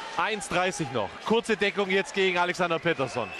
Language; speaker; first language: German; native; German